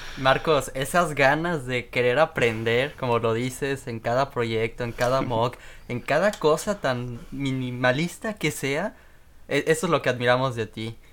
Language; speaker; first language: Spanish; native; Spanish